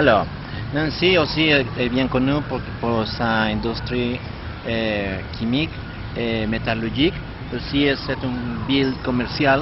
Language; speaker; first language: French; non-native, learner; Spanish